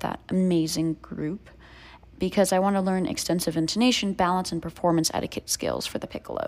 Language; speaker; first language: English; native; English